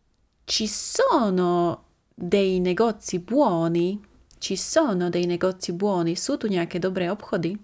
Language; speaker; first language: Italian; non-native, fluent; Slovak